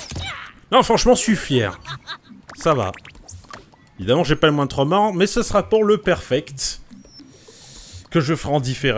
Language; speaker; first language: French; native; French